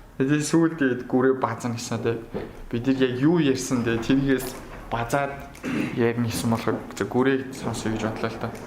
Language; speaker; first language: Mongolian; native; Mongolian